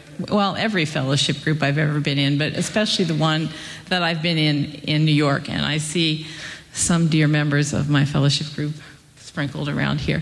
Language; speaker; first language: English; native; English